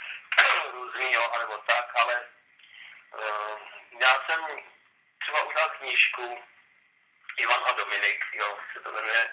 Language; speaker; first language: Czech; non-native, local second language; Romany